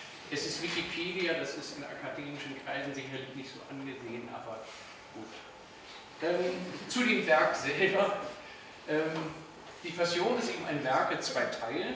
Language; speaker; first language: German; native; German